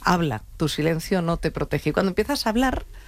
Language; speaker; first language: Spanish; native; Spanish